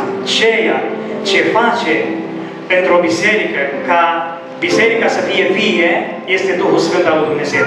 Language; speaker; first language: Romanian; native; Romanian